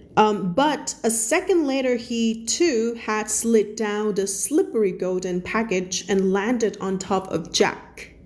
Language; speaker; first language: English; non-native, fluent; Thai